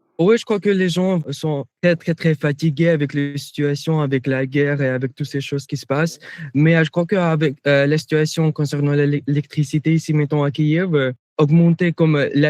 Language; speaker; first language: French; non-native, fluent; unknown